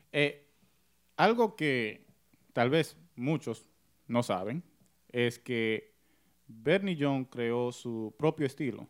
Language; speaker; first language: Spanish; early bilingual, heritage; Spanish